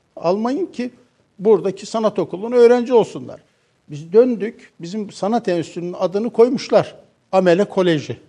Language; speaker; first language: Turkish; native; Turkish